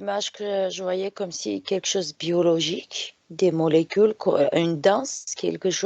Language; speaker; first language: French; non-native, fluent; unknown